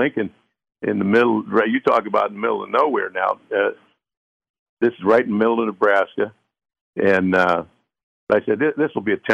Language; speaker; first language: English; early bilingual, other home language; Spanish